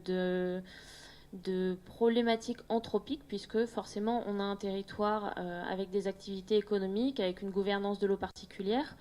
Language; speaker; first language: French; native; French